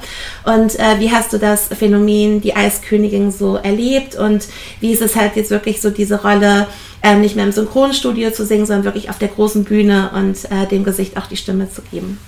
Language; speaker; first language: German; native; German